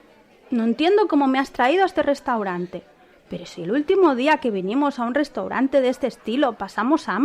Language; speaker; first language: Spanish; native; Spanish